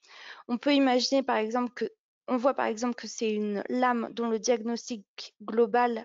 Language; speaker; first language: French; native; French